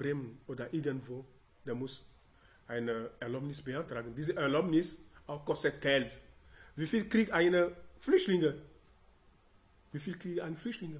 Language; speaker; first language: German; non-native, learner; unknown